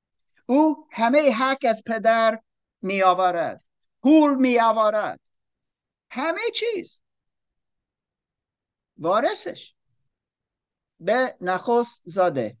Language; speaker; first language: Persian; non-native, learner; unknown